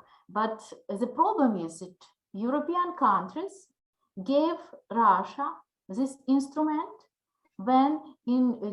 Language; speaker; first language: English; non-native, learner; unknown